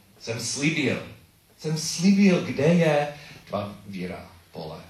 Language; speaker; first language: Czech; non-native, learner; English